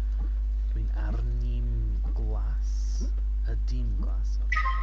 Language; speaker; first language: Welsh; non-native, learner; English